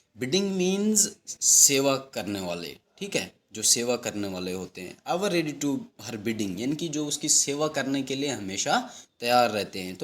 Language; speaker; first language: Hindi; native; Hindi